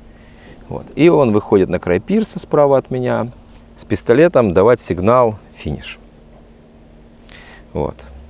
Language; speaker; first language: Russian; native; Russian